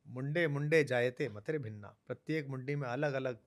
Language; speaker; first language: Hindi; native; Hindi